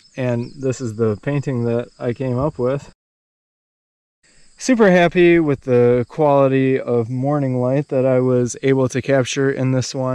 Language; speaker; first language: English; native; English